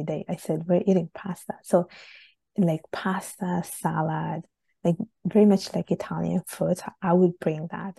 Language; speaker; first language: English; non-native, fluent; Italian